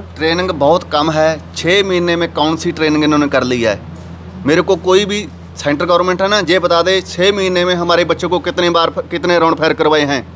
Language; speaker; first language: Hindi; native; Hindi